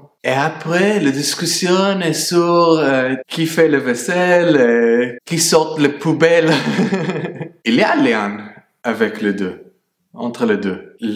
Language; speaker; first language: French; non-native, fluent; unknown